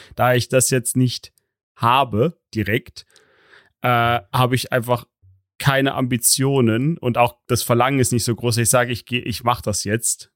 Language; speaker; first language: German; native; German